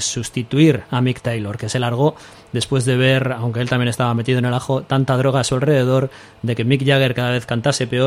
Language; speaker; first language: Spanish; native; Spanish